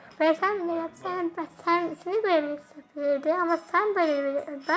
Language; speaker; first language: Turkish; early bilingual, heritage; Turkish